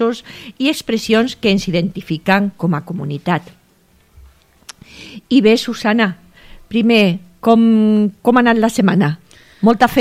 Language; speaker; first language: Catalan; native; Catalan